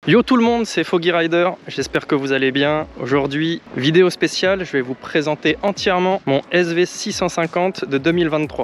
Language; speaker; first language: French; native; French